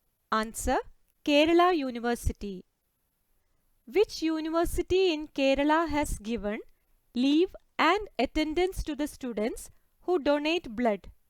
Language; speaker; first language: English; non-native, local second language; Malayalam